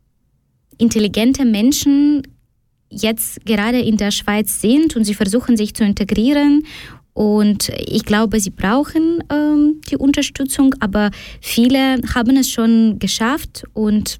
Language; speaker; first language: German; non-native, fluent; Ukrainian